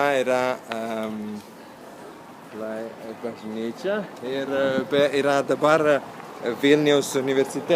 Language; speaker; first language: Lithuanian; non-native, learner; Italian